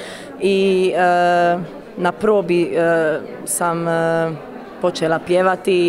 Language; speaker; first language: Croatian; early bilingual, heritage; Croatian